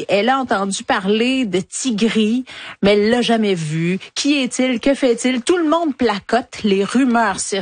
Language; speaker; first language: French; native; French